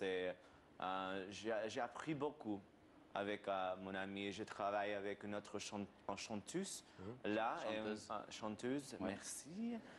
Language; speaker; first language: French; non-native, learner; English